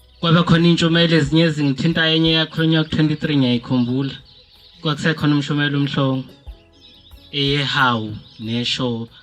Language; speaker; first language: Zulu; native; Zulu